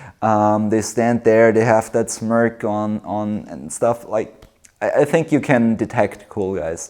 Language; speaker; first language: English; non-native, fluent; German